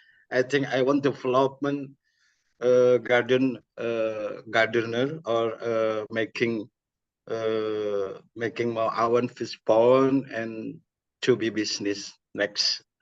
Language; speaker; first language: English; non-native, learner; Indonesian